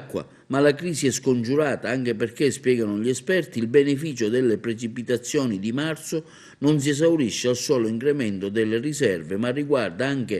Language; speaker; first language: Italian; native; Italian